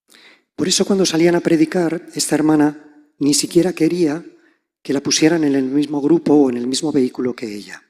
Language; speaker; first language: Spanish; native; Spanish